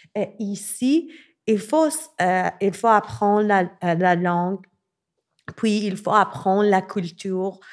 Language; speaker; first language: French; non-native, learner; Persian